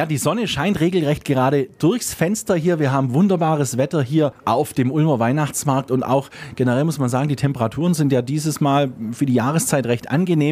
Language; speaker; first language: German; native; German